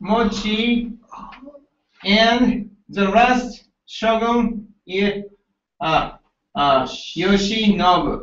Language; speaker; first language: English; non-native, learner; Japanese